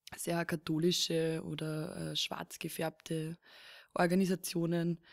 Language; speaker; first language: German; native; German